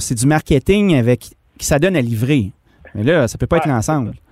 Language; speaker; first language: French; native; French